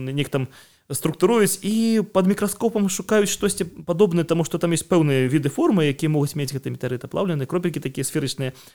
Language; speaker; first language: Belarusian; non-native, local second language; Russian